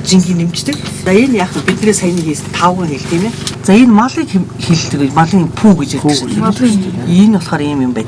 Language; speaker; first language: Mongolian; native; Mongolian